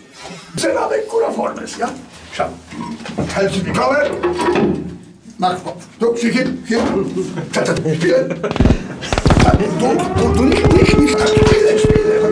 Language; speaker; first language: German; non-native, learner; Polish